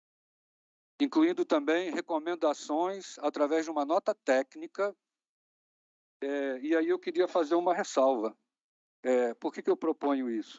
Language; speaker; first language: Portuguese; native; Portuguese